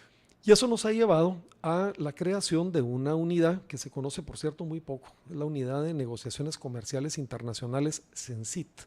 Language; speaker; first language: Spanish; native; Spanish